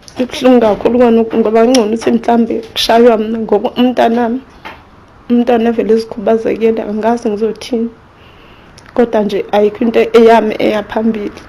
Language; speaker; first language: Zulu; native; Zulu